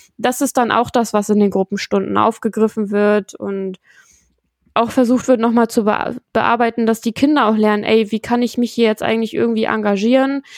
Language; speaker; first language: German; native; German